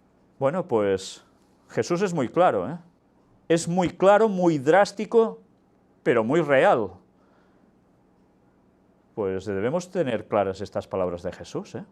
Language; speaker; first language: Spanish; native; Spanish